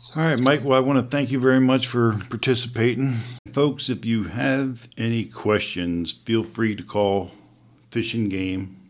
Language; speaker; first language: English; native; English